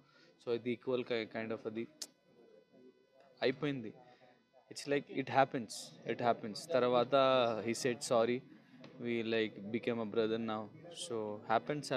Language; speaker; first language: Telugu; non-native, local second language; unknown